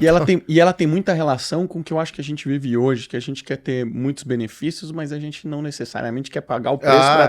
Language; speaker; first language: Portuguese; native; Portuguese